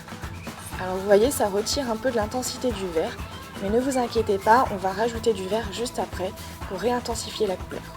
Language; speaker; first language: French; native; French